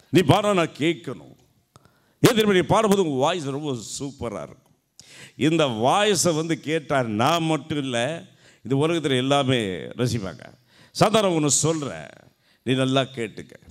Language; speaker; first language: Tamil; native; Tamil